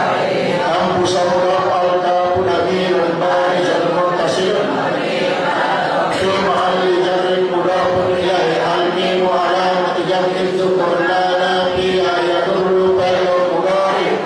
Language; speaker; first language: Arabic; non-native, fluent; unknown